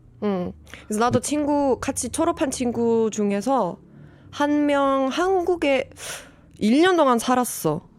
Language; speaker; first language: Korean; non-native, fluent; Polish